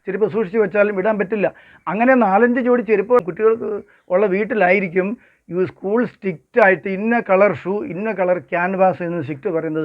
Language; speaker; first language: Malayalam; native; Malayalam